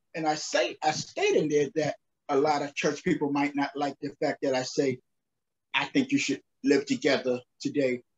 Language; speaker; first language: English; native; English